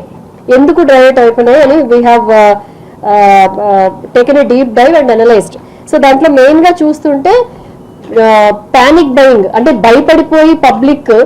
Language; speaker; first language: Telugu; native; Telugu